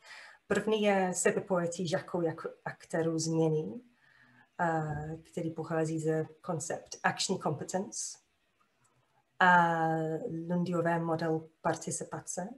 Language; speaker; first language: Czech; non-native, fluent; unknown